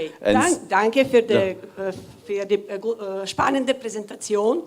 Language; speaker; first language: German; non-native, learner; Serbian